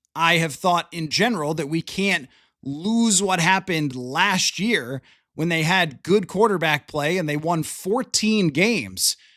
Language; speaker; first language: English; native; English